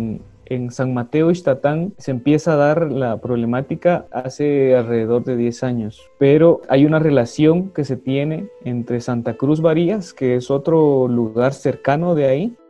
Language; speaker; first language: Spanish; native; Spanish